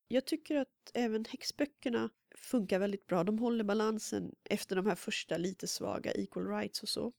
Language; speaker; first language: Swedish; native; Swedish